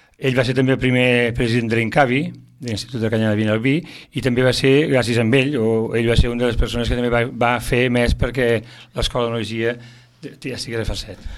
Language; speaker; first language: Catalan; native; Catalan